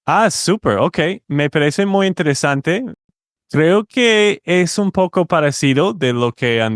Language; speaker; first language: Spanish; non-native, fluent; English